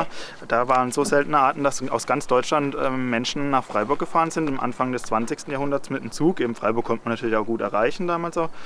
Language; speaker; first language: German; native; German